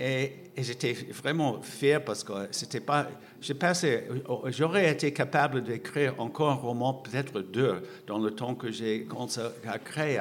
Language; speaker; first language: French; non-native, fluent; English